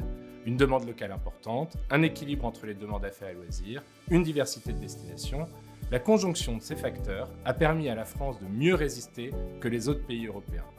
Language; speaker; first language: French; native; French